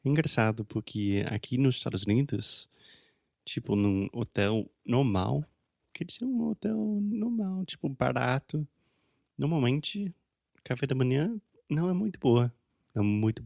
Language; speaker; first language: Portuguese; non-native, fluent; English